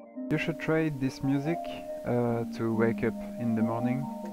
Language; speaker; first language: English; non-native, learner; French